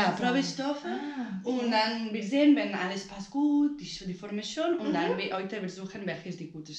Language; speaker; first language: German; non-native, learner; Spanish